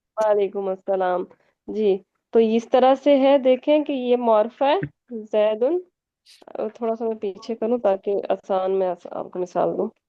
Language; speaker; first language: Urdu; native; Urdu